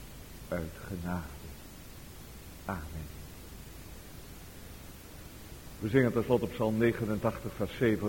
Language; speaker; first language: Dutch; native; Dutch